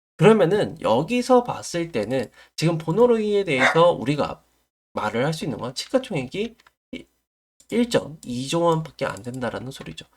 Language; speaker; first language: Korean; native; Korean